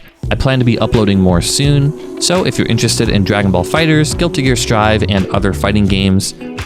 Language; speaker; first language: English; native; English